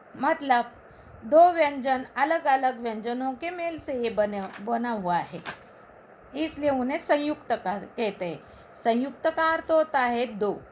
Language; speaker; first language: Hindi; non-native, local second language; Marathi